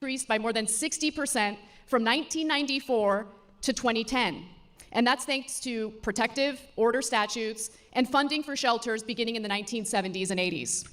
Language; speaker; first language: English; native; English